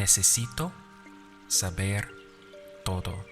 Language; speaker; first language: Spanish; non-native, fluent; English